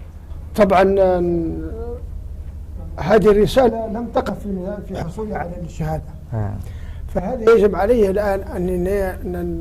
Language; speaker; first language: Arabic; native; Arabic